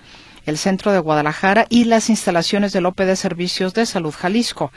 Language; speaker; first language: Spanish; native; Spanish